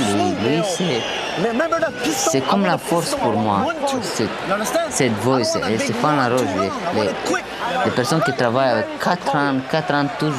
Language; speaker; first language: French; non-native, learner; Romanian